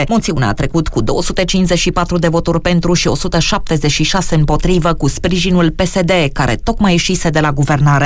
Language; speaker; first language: Romanian; native; Romanian